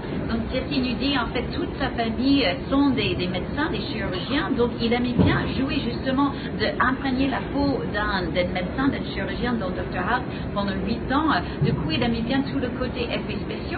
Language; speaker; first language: French; native; French